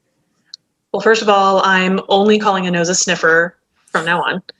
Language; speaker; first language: English; native; English